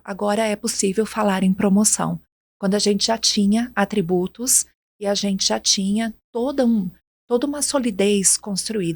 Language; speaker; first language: Portuguese; native; Portuguese